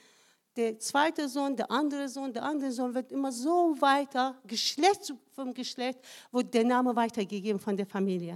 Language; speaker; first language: German; non-native, fluent; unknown